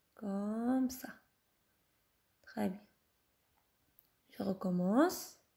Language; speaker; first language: French; non-native, local second language; Arabic